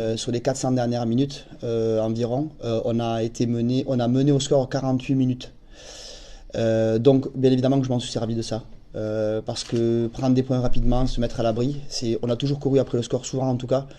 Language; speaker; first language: French; native; French